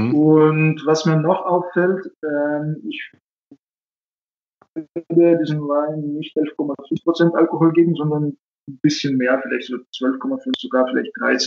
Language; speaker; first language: German; non-native, fluent; Russian